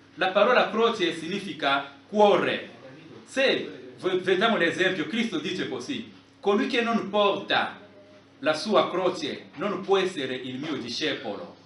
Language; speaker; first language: Italian; non-native, fluent; Lingala